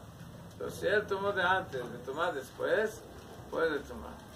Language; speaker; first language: Spanish; non-native, learner; Hebrew